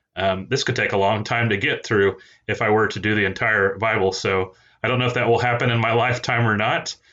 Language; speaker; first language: English; native; English